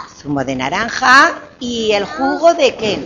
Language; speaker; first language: Spanish; native; Spanish